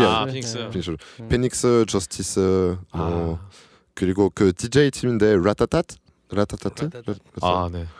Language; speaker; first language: Korean; non-native, learner; French